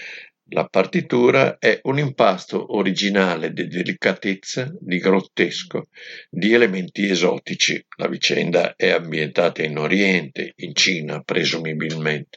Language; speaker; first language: Italian; native; Italian